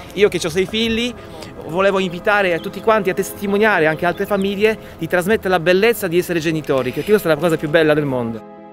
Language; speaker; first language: Italian; non-native, fluent; Polish